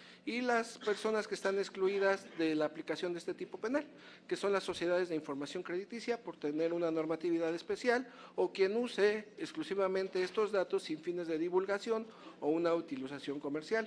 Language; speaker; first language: Spanish; native; Spanish